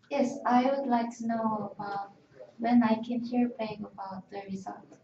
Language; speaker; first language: English; non-native, learner; Korean